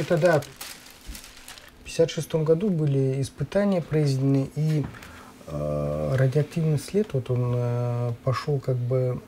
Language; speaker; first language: Russian; non-native, learner; Dutch